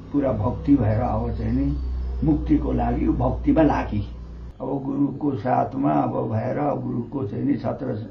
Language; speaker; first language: Nepali; non-native, local second language; Limbu